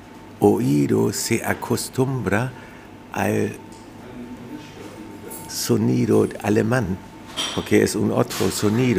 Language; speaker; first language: Spanish; non-native, fluent; German